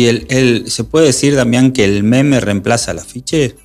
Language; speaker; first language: Spanish; native; Spanish